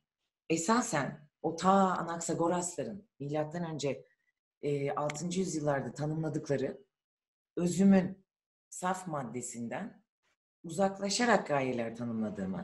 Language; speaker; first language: Turkish; native; Turkish